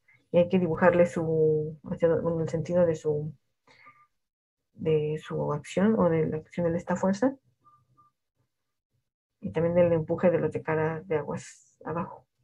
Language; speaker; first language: Spanish; native; Spanish